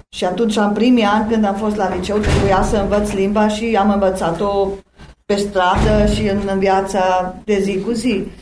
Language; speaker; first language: Romanian; non-native, local second language; German